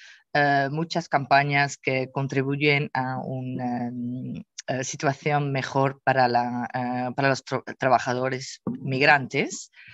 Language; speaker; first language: Spanish; non-native, fluent; Dutch